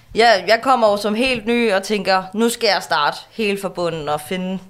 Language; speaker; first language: Danish; native; Danish